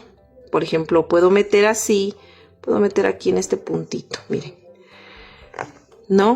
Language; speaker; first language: Spanish; native; Spanish